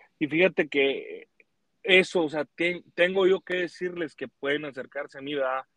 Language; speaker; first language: Spanish; early bilingual, heritage; Spanish